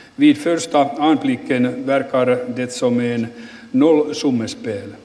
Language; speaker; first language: Swedish; non-native, local second language; Finnish